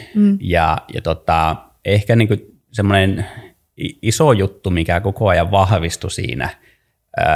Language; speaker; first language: Finnish; native; Finnish